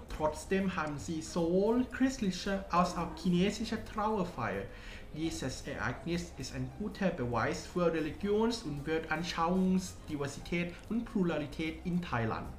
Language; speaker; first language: German; non-native, learner; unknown